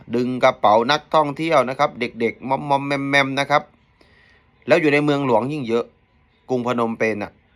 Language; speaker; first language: Thai; native; Thai